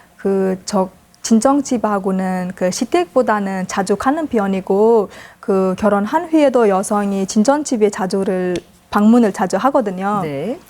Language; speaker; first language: Korean; non-native, fluent; Uzbek